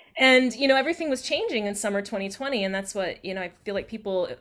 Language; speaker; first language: English; native; English